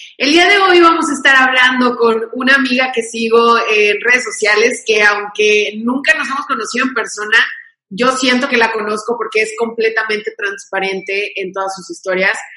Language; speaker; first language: Spanish; native; Spanish